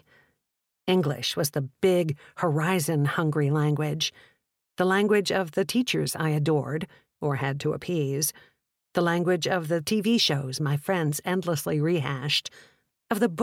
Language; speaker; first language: English; early bilingual, other home language; Czech